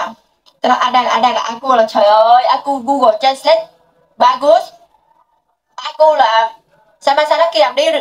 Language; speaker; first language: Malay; non-native, learner; Vietnamese